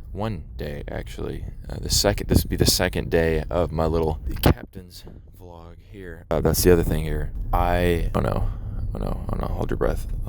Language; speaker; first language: English; native; English